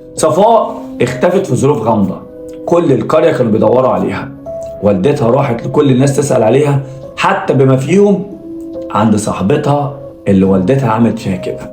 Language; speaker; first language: Arabic; native; Arabic